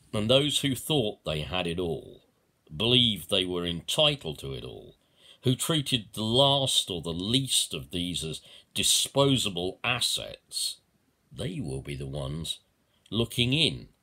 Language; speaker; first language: English; native; English